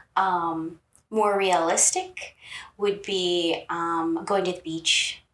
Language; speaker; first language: English; native; English